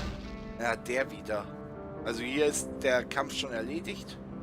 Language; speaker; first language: German; native; German